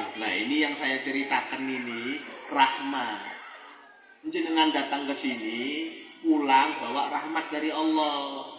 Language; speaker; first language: Indonesian; non-native, local second language; Javanese